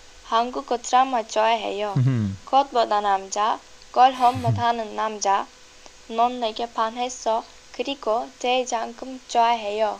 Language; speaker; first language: Korean; non-native, learner; Turkish